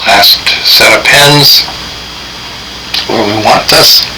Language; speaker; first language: English; native; English